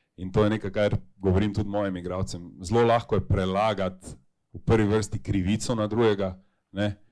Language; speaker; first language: Slovenian; native; Slovenian